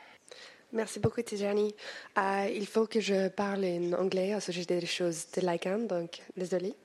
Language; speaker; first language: French; non-native, learner; English